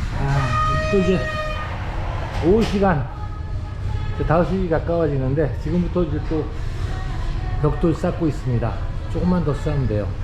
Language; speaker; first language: Korean; native; Korean